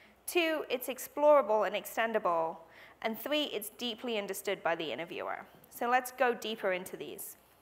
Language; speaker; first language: English; native; English